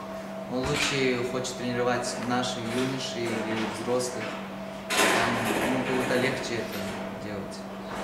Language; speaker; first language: Russian; early bilingual, heritage; Hebrew